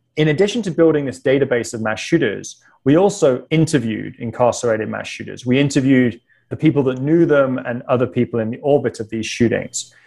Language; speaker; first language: English; native; English